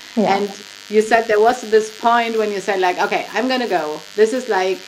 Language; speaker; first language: English; non-native, fluent; German